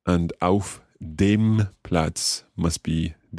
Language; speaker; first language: German; non-native, learner; English